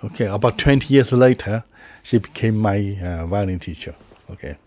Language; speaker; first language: English; non-native, fluent; Chinese